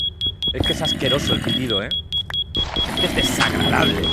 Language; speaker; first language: Spanish; native; Spanish